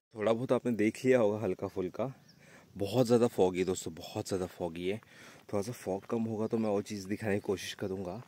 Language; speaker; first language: Hindi; native; Hindi